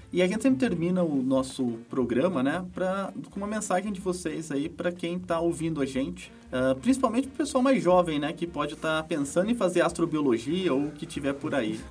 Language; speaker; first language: Portuguese; native; Portuguese